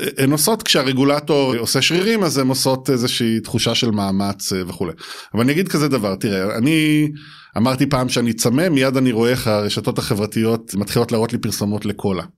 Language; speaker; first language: Hebrew; native; Hebrew